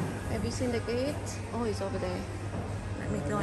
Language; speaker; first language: English; non-native, fluent; Indonesian